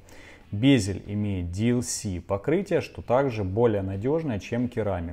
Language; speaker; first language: Russian; native; Russian